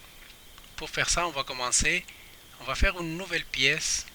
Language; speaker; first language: French; non-native, fluent; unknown